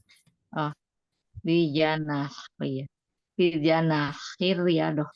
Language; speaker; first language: Arabic; non-native, learner; Indonesian